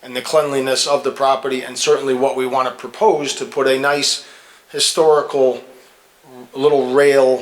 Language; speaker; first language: English; native; English